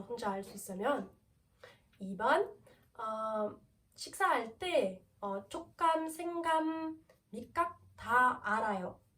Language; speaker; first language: Korean; non-native, learner; French